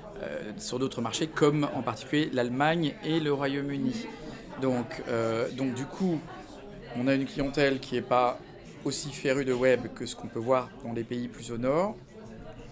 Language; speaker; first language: French; native; French